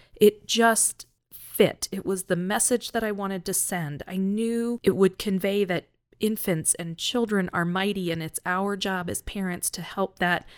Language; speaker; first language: English; native; English